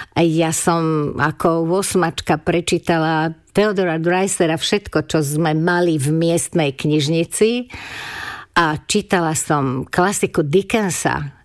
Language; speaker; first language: Slovak; non-native, local second language; Hungarian